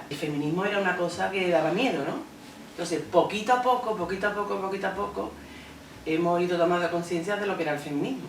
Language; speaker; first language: Spanish; native; Spanish